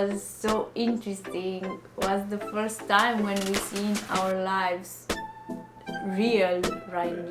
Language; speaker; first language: English; non-native, learner; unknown